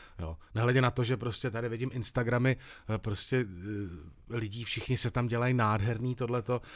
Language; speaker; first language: Czech; native; Czech